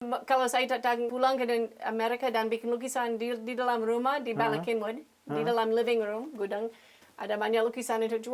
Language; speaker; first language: Indonesian; non-native, learner; English